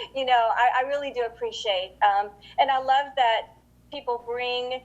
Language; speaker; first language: English; native; English